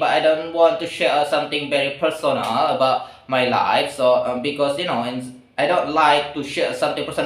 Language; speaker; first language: English; non-native, learner; Indonesian